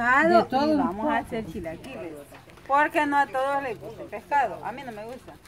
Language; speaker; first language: Spanish; native; Spanish